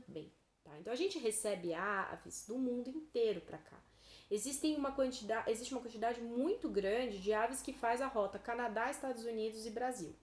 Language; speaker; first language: Portuguese; native; Portuguese